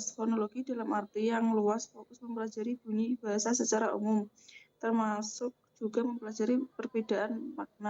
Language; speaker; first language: Indonesian; native; Indonesian